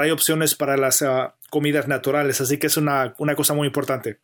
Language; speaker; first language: Spanish; native; Spanish